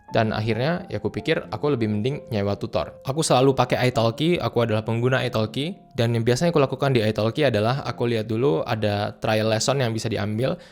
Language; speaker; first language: Indonesian; native; Indonesian